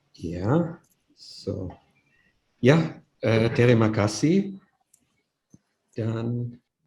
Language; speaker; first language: Indonesian; non-native, fluent; German